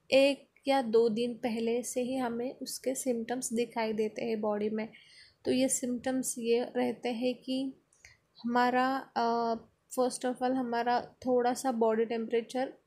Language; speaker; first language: Hindi; non-native, local second language; Marathi